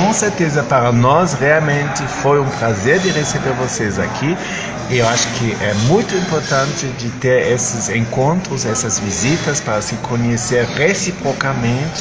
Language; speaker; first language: Portuguese; non-native, fluent; German